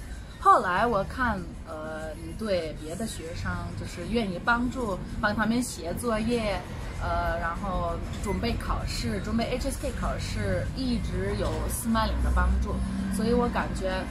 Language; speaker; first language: Chinese; non-native, fluent; Bosnian